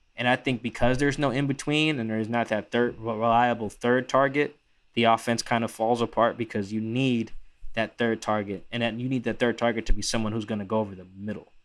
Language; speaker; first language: English; native; English